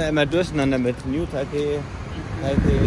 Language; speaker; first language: German; native; German